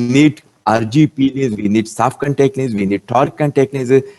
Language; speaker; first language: English; non-native, local second language; Urdu